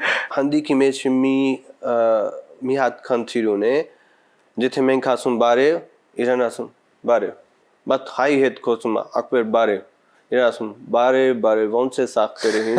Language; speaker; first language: Armenian; non-native, learner; Punjabi